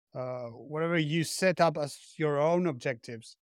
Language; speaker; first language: English; non-native, fluent; Spanish